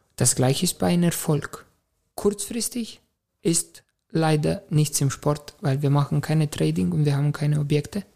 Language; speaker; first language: German; non-native, fluent; Romanian